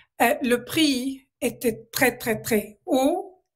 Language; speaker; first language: French; non-native, local second language; Arabic